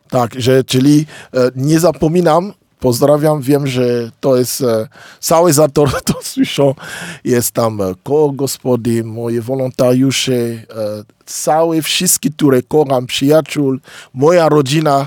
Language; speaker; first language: Polish; non-native, fluent; Lingala